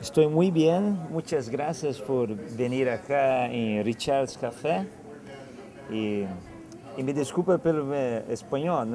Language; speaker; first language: Spanish; non-native, learner; Portuguese